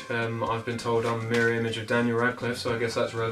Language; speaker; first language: English; native; English